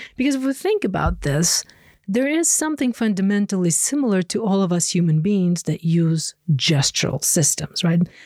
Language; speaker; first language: English; non-native, fluent; Ukrainian